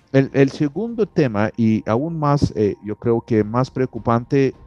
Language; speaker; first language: Spanish; non-native, fluent; Russian